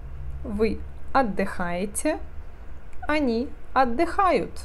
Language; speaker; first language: Russian; non-native, fluent; Portuguese